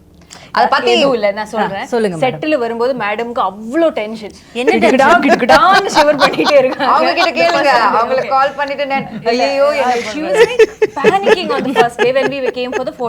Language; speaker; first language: Tamil; non-native, fluent; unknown